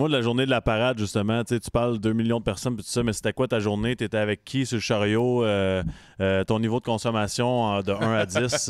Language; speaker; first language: French; native; French